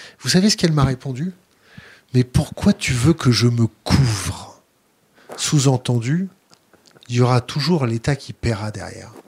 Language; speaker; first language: French; native; French